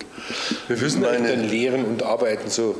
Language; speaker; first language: German; native; German